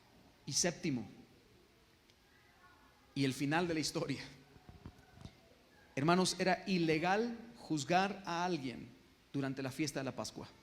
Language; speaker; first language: Spanish; native; Spanish